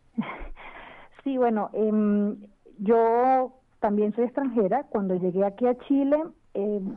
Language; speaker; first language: Spanish; native; Spanish